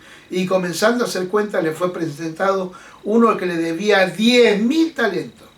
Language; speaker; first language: Spanish; native; Spanish